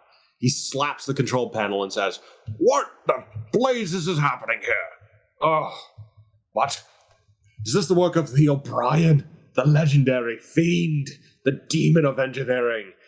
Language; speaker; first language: English; native; English